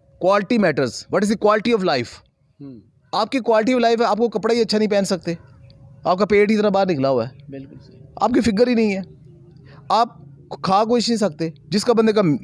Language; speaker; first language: Urdu; non-native, local second language; Punjabi